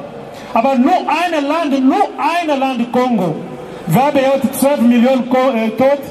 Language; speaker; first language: German; non-native, learner; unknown